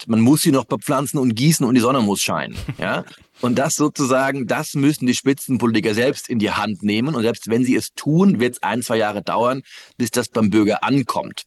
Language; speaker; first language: German; native; German